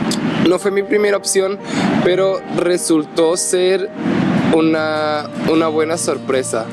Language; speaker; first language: Spanish; non-native, fluent; Portuguese